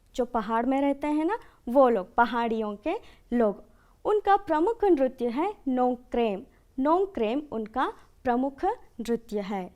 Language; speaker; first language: Hindi; non-native, local second language; Kannada